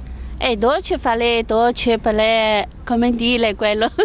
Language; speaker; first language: Italian; non-native, learner; Chinese